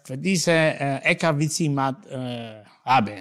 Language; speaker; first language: German; non-native, learner; Italian